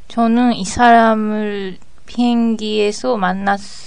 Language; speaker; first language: Korean; non-native, learner; Japanese